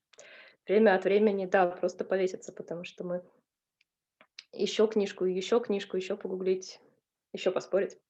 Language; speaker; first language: Russian; native; Russian